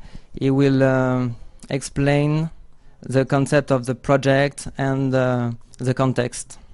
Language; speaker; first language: English; non-native, learner; French